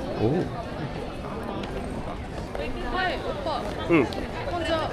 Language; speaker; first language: Korean; non-native, learner; Japanese